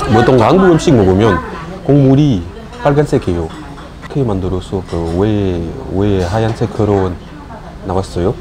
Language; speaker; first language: Korean; non-native, learner; French